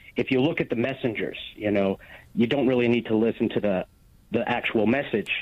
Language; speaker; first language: English; native; English